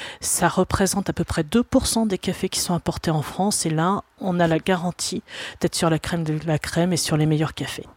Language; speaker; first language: French; native; French